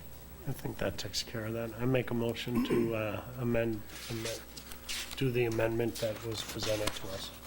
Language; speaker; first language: English; native; English